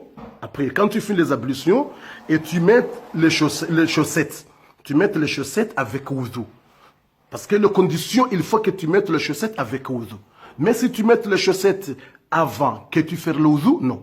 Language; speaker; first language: French; non-native, local second language; Comorian